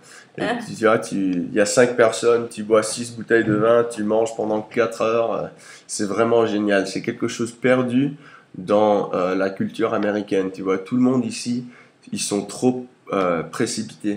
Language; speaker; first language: French; early bilingual, heritage; English